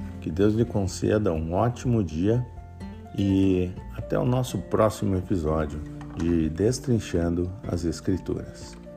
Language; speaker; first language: Portuguese; native; Portuguese